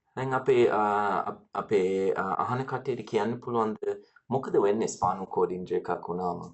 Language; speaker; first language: Sinhala; early bilingual, heritage; Sinhala